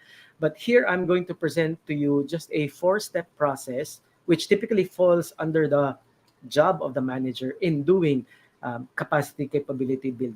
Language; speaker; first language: English; non-native, local second language; Filipino